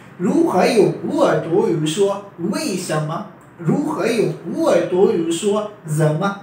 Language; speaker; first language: Chinese; non-native, fluent; Urdu